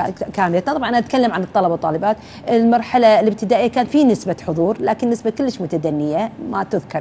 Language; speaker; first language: Arabic; native; Arabic